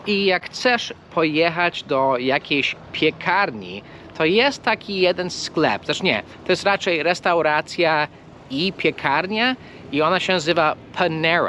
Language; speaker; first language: Polish; non-native, fluent; English